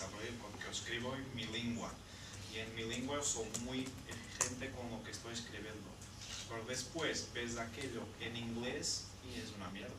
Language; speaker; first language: Spanish; non-native, fluent; Portuguese